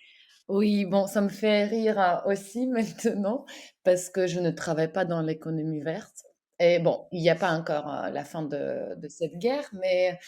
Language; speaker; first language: French; non-native, fluent; Ukrainian